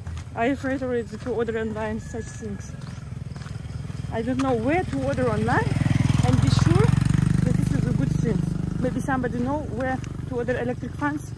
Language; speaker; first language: English; non-native, learner; Russian